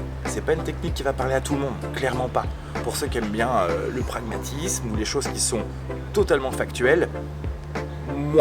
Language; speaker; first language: French; native; French